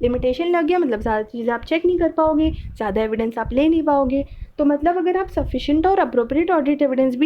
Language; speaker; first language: Hindi; native; Hindi